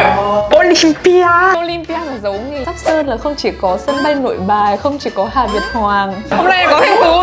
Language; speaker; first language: Vietnamese; native; Vietnamese